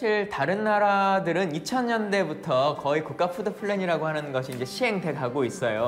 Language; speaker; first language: Korean; native; Korean